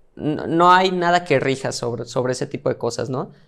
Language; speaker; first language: Spanish; native; Spanish